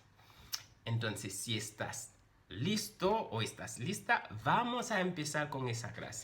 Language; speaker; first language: Spanish; non-native, fluent; Haitian Creole